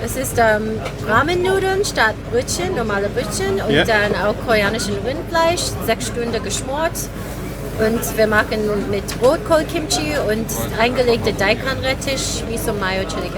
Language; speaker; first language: German; non-native, learner; Korean